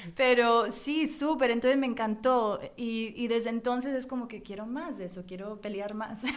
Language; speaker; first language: Spanish; early bilingual, heritage; Spanish